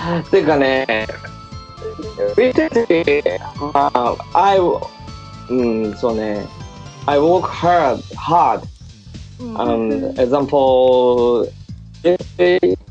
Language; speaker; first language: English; non-native, learner; Japanese